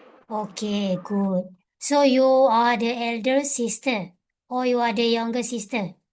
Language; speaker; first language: English; non-native, local second language; Malay